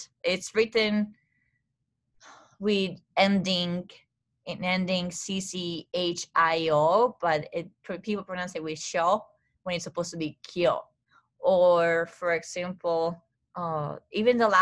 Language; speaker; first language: English; non-native, fluent; Italian